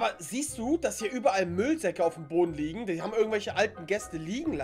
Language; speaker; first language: German; native; German